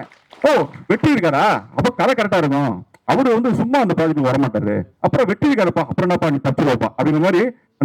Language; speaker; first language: Tamil; native; Tamil